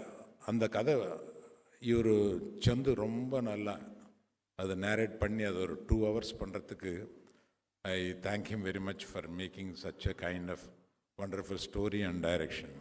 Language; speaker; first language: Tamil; non-native, local second language; Telugu